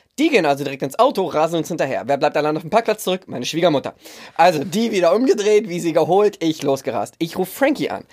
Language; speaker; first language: German; native; German